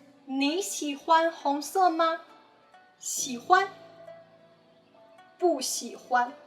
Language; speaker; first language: Chinese; non-native, fluent; English